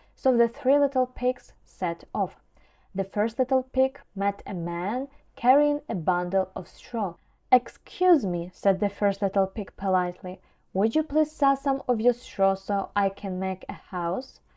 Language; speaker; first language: English; non-native, fluent; Ukrainian